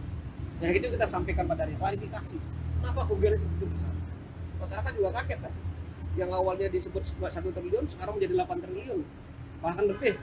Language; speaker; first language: Indonesian; native; Indonesian